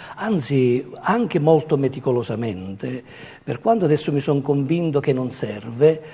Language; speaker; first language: Italian; native; Italian